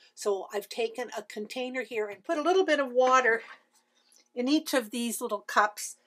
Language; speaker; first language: English; native; English